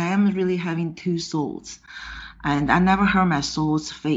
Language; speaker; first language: English; non-native, fluent; Chinese